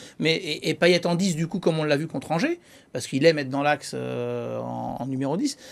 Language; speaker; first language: French; native; French